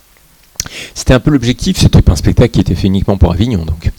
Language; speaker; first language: French; native; French